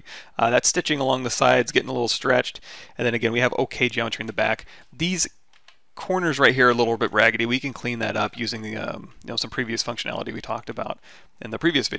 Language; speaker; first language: English; native; English